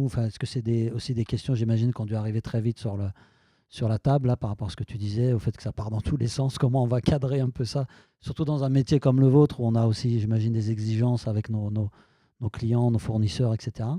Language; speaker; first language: French; native; French